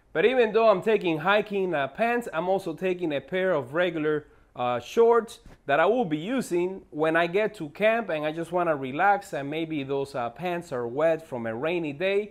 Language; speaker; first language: English; native; English